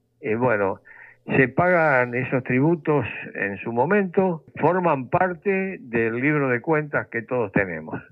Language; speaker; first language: Spanish; native; Spanish